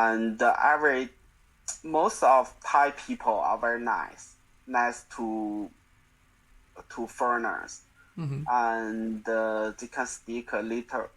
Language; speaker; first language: English; non-native, learner; Chinese